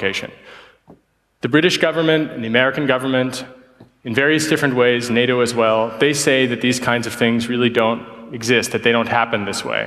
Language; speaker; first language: English; native; English